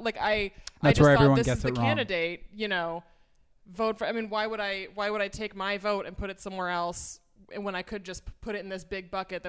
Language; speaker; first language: English; native; English